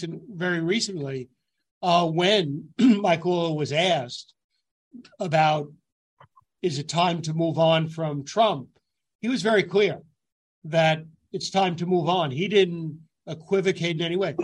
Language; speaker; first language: English; native; English